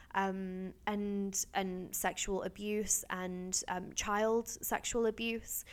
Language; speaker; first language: English; native; English